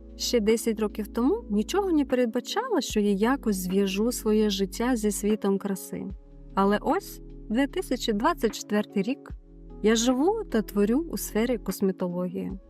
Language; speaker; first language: Ukrainian; native; Ukrainian